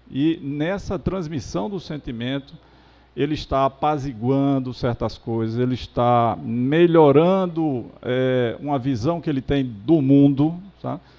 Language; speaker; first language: Portuguese; native; Portuguese